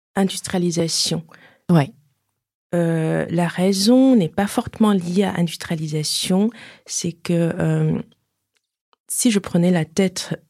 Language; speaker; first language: French; non-native, fluent; Chinese